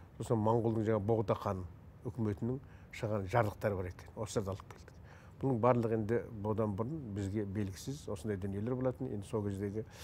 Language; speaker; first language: Kazakh; native; Kazakh